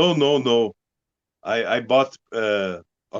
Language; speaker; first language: English; non-native, learner; Portuguese